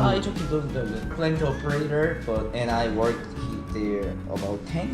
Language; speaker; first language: English; non-native, learner; Korean